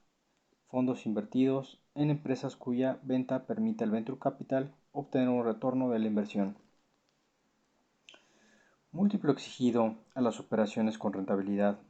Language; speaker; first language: Spanish; native; Spanish